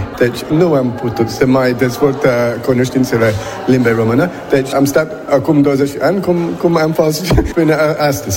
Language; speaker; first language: Romanian; non-native, learner; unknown